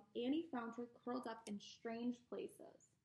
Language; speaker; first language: English; native; English